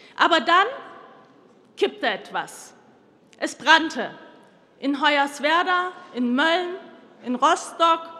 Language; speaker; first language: German; early bilingual, other home language; Turkish